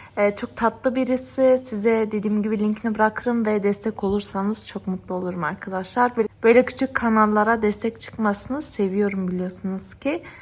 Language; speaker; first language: Turkish; early bilingual, heritage; Turkish